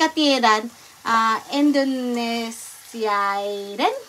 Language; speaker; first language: Finnish; non-native, learner; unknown